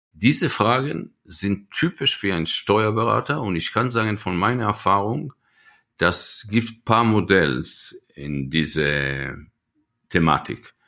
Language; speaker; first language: German; non-native, fluent; Hebrew